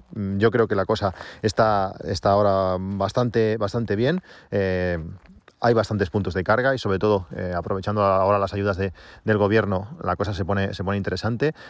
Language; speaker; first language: Spanish; native; Spanish